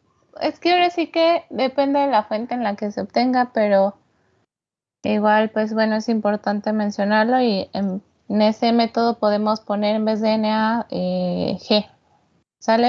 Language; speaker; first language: Spanish; native; Spanish